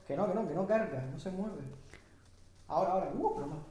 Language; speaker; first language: Spanish; native; Spanish